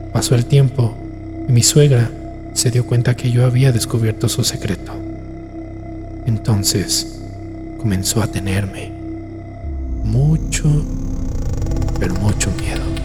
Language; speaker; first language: Spanish; native; Spanish